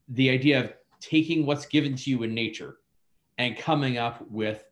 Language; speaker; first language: English; native; English